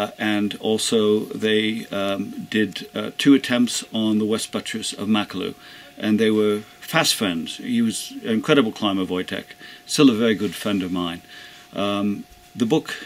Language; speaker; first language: English; native; English